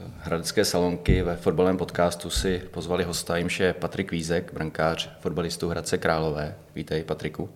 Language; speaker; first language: Czech; native; Czech